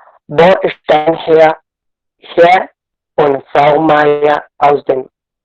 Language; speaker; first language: German; non-native, learner; Spanish